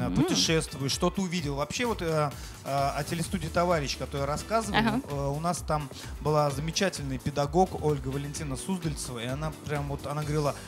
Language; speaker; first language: Russian; native; Russian